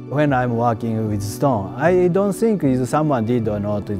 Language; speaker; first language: English; non-native, learner; Japanese